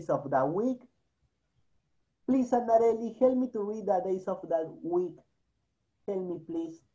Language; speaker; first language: English; non-native, fluent; Spanish